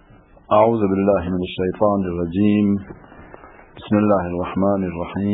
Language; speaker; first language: Arabic; native; Arabic